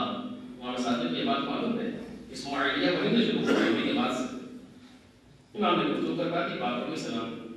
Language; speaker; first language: Urdu; native; Urdu